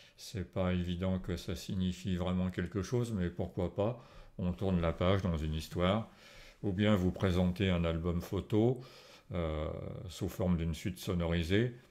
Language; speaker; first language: French; native; French